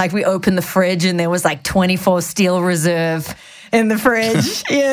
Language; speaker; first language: English; native; English